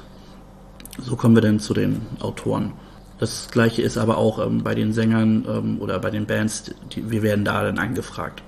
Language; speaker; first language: German; native; German